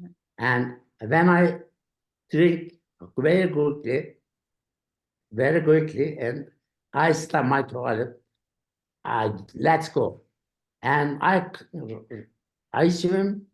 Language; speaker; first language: English; non-native, learner; Turkish